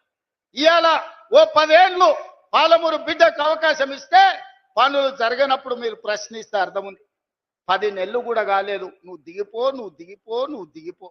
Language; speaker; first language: Telugu; native; Telugu